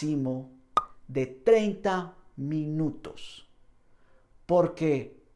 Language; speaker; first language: Spanish; non-native, fluent; English